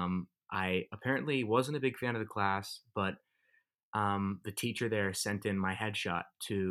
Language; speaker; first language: English; native; English